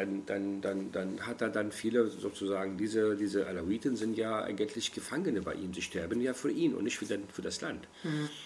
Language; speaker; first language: German; non-native, fluent; Arabic